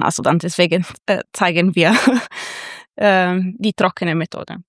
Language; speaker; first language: German; non-native, fluent; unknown